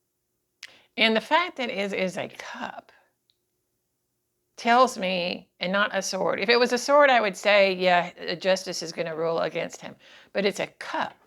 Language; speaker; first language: English; native; English